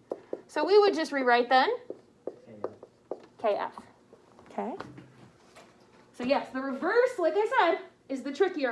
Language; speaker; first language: English; native; English